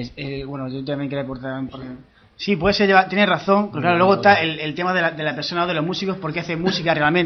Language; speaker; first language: Spanish; native; Spanish